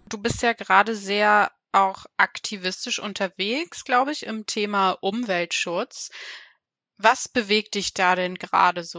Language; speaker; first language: German; native; German